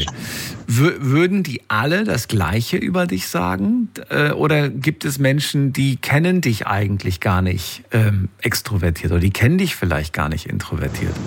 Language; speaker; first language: German; native; German